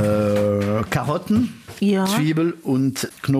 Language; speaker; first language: German; early bilingual, heritage; French